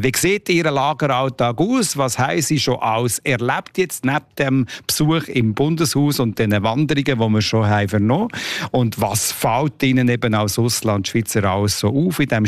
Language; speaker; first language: German; native; German